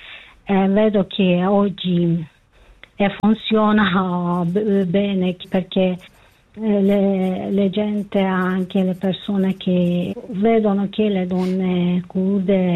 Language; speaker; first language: Italian; non-native, learner; Kurdish